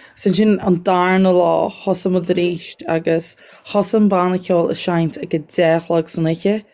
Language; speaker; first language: Irish; native; Irish